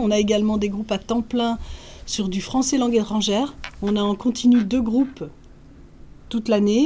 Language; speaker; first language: French; native; French